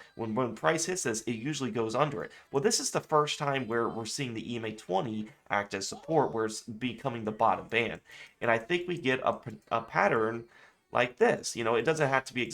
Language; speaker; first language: English; native; English